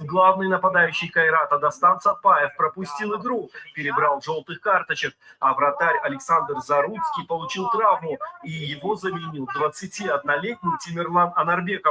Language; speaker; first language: Russian; native; Russian